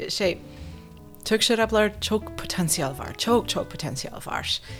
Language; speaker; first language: Turkish; non-native, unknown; English